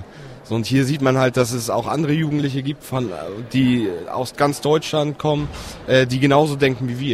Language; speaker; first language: German; native; German